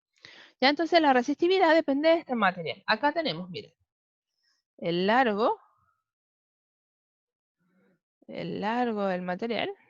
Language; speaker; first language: Spanish; native; Spanish